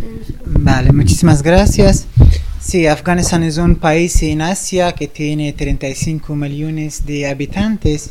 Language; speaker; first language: Spanish; non-native, fluent; Persian